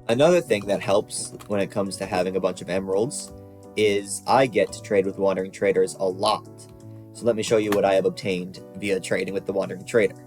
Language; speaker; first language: English; native; English